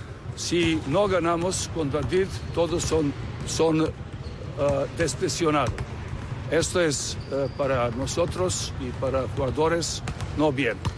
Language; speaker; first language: Spanish; non-native, learner; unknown